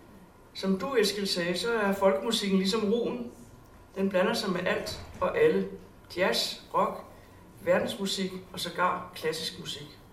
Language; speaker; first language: Danish; native; Danish